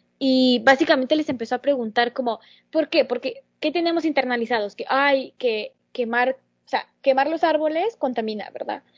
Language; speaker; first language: Spanish; native; Spanish